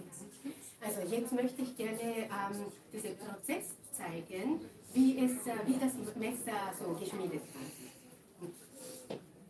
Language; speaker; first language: German; non-native, fluent; Japanese